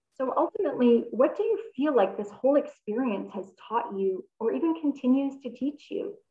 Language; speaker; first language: English; native; English